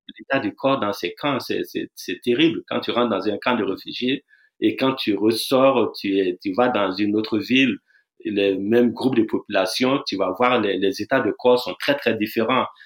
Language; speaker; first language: French; non-native, local second language; Dyula